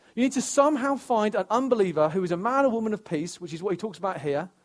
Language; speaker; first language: English; native; English